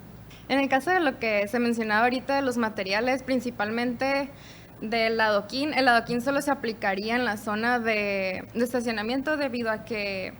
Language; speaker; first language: Spanish; native; Spanish